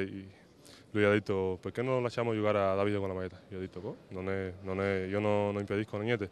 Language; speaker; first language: Italian; non-native, fluent; Spanish